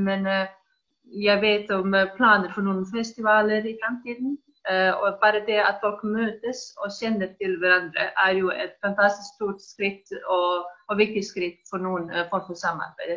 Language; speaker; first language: Swedish; non-native, fluent; Icelandic